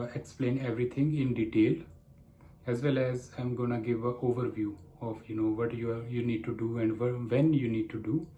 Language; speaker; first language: English; non-native, local second language; Punjabi